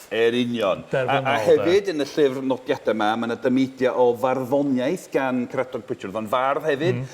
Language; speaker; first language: Welsh; non-native, fluent; English